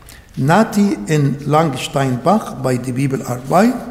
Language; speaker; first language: German; non-native, fluent; Arabic